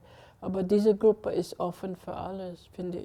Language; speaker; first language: German; non-native, fluent; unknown